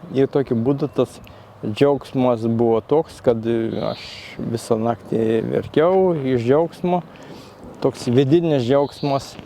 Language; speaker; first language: Lithuanian; native; Lithuanian